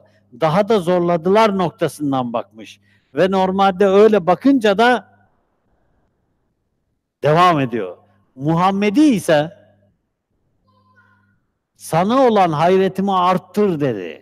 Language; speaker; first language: Turkish; native; Turkish